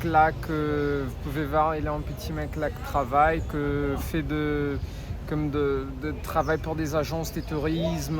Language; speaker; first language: French; non-native, fluent; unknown